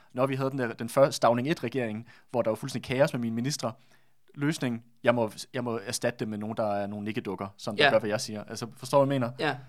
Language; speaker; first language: Danish; native; Danish